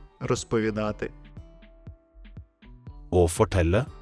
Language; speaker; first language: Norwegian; non-native, fluent; Ukrainian